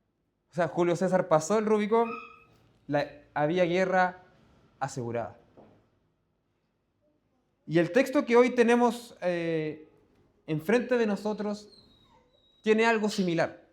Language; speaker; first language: Spanish; native; Spanish